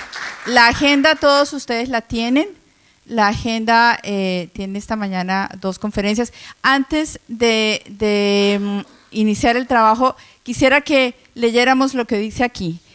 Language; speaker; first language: Spanish; native; Spanish